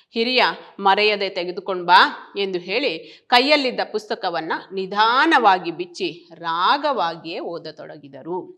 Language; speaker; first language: Kannada; native; Kannada